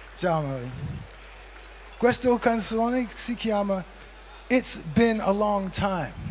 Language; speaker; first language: Italian; non-native, fluent; English